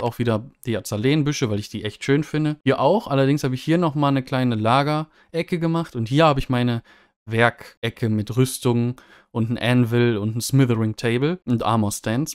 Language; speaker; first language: German; native; German